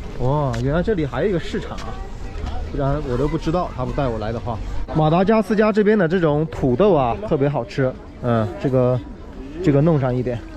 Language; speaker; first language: Chinese; native; Chinese